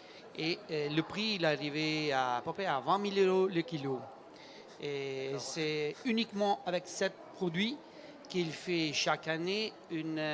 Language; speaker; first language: French; non-native, learner; Italian